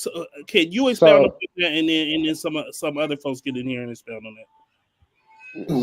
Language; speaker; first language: English; native; English